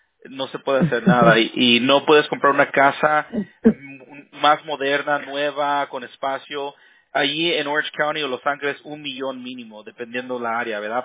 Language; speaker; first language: Spanish; early bilingual, heritage; Spanish